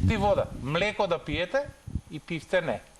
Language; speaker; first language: Macedonian; native; Macedonian